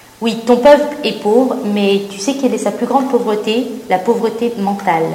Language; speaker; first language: French; native; French